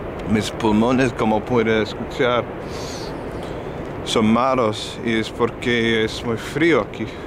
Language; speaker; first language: Spanish; non-native, learner; English